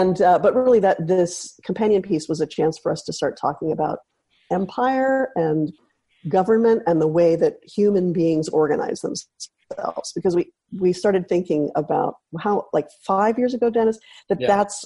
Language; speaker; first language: English; native; English